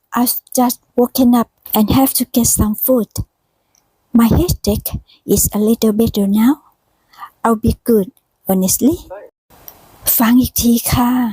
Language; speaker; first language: English; non-native, learner; Thai